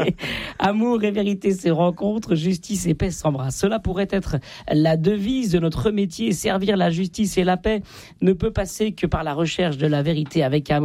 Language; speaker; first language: French; native; French